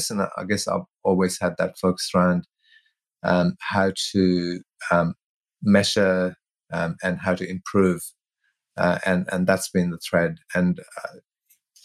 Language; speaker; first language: English; non-native, local second language; Tamil